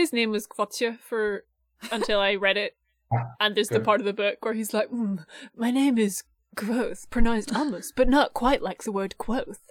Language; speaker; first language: English; native; English